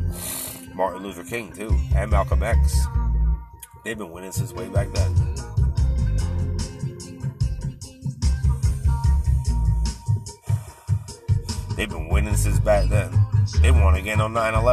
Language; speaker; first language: English; native; English